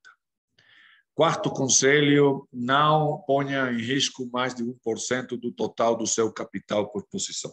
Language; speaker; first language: Portuguese; non-native, fluent; Spanish